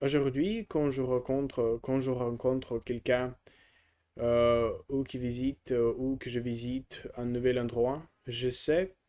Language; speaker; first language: French; non-native, learner; Russian